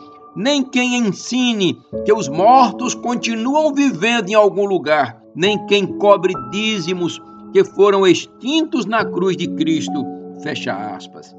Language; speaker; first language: Portuguese; native; Portuguese